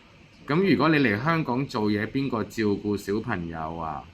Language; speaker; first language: Cantonese; native; Cantonese